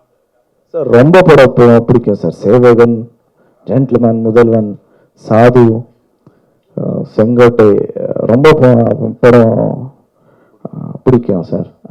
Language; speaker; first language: Tamil; non-native, learner; Kannada